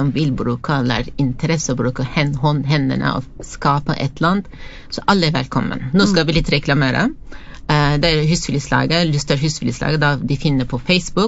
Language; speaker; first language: Norwegian; non-native, fluent; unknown